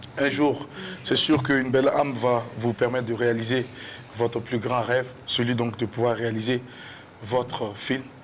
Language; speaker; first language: French; non-native, local second language; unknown